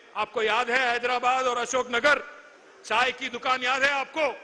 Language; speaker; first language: Hindi; non-native, local second language; Telugu